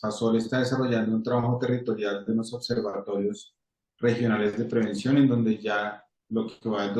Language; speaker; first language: Spanish; native; Spanish